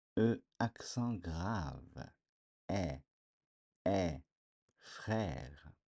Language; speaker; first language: French; native; French